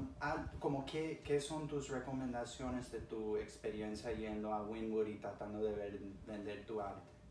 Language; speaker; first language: Spanish; early bilingual, other home language; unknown